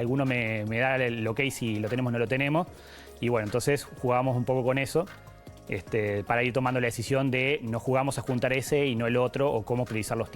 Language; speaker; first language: Spanish; native; Spanish